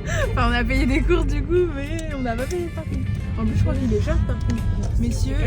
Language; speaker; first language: French; native; French